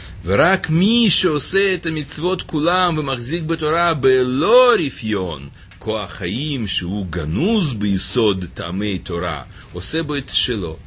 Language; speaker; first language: Hebrew; native; Hebrew